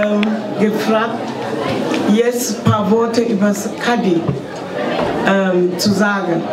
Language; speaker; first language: German; non-native, fluent; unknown